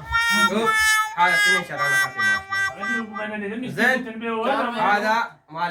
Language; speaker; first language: Arabic; non-native, learner; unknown